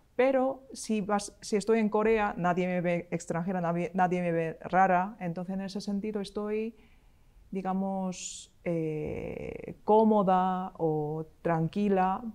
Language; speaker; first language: Spanish; non-native, fluent; Korean